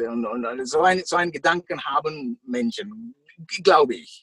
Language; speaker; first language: German; non-native, fluent; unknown